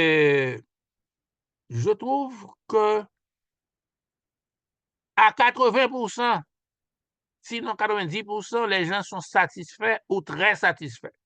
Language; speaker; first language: French; non-native, local second language; Haitian Creole